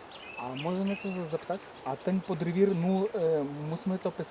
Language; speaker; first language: Czech; non-native, learner; Ukrainian